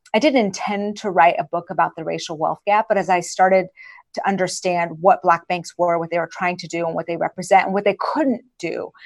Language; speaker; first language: English; early bilingual, other home language; Persian